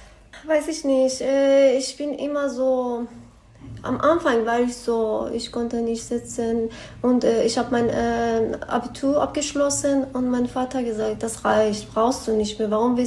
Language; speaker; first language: German; non-native, learner; Persian